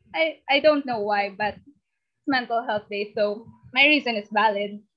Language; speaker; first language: English; non-native, local second language; Filipino